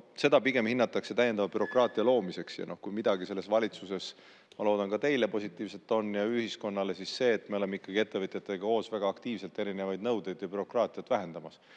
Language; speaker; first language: Estonian; native; Estonian